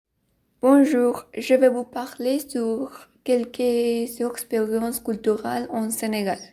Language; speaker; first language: French; non-native, learner; Spanish